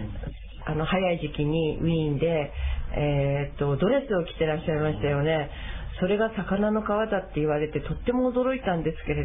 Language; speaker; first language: Japanese; native; Japanese